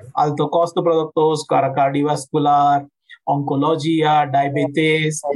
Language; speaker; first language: Spanish; non-native, learner; Hindi